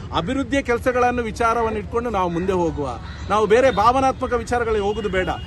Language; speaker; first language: Kannada; native; Kannada